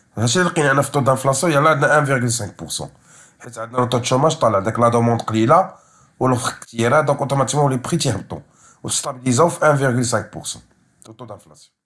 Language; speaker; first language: French; non-native, local second language; Arabic